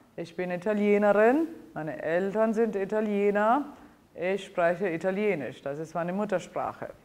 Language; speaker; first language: German; non-native, fluent; English